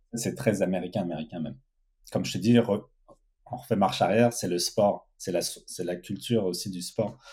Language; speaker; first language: French; early bilingual, other home language; Portuguese